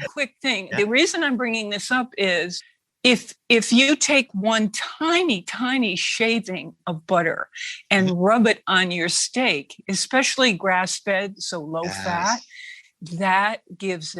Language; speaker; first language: English; native; English